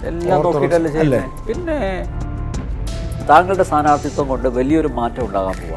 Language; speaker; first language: Malayalam; native; Malayalam